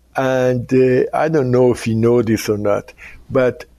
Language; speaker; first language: English; non-native, fluent; Persian